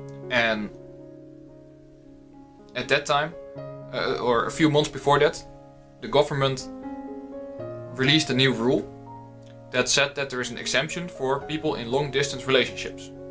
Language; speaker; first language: English; non-native, fluent; Dutch